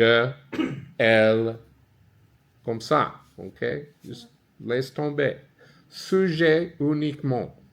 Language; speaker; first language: French; non-native, learner; English